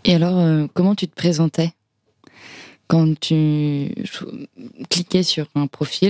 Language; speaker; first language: French; native; French